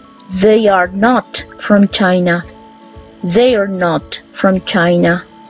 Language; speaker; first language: English; non-native, fluent; Spanish